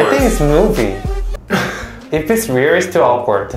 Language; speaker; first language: English; non-native, learner; Korean